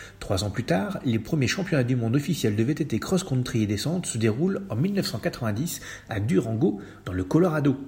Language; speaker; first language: French; native; French